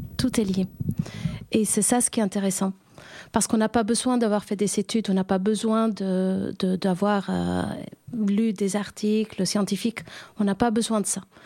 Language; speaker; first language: French; non-native, fluent; Spanish